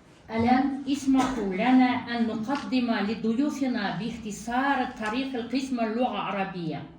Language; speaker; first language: Arabic; non-native, fluent; Kazakh